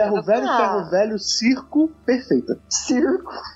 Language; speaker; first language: Portuguese; native; Portuguese